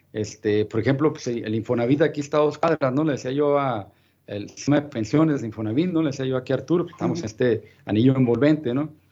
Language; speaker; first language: Spanish; native; Spanish